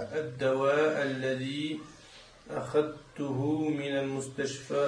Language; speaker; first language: Arabic; non-native, learner; French